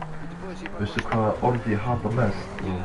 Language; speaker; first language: Icelandic; early bilingual, heritage; Icelandic